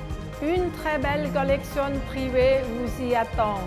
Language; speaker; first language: French; non-native, fluent; Thai